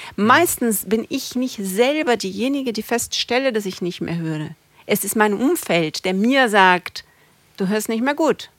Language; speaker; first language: German; non-native, fluent; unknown